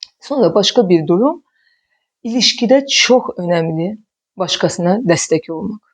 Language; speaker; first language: Turkish; non-native, fluent; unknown